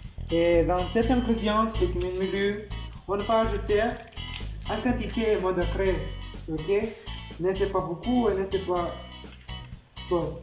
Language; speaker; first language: French; non-native, learner; Spanish